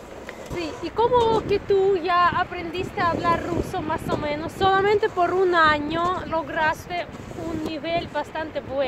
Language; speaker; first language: Spanish; non-native, fluent; Russian